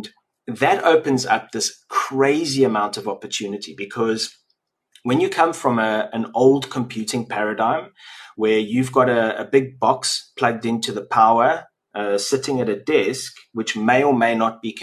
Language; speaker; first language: English; native; English